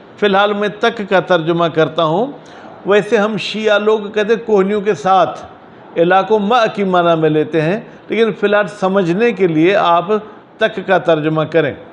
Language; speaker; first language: Urdu; non-native, local second language; Sindhi